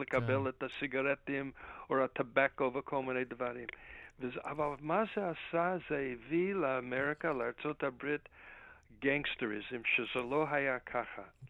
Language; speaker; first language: Hebrew; non-native, fluent; English